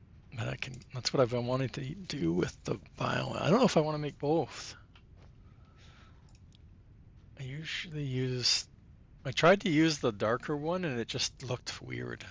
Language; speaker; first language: English; native; English